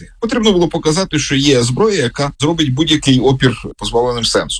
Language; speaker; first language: Ukrainian; native; Ukrainian